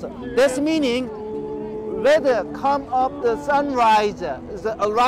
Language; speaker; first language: English; non-native, learner; Korean